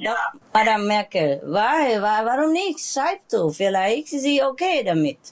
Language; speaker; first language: German; non-native, learner; Vietnamese